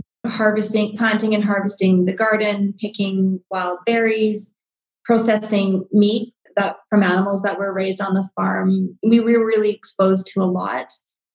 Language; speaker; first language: English; native; English